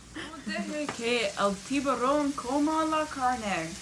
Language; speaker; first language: Spanish; non-native, learner; English